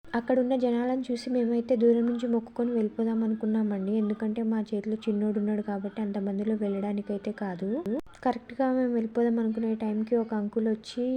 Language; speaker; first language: Telugu; native; Telugu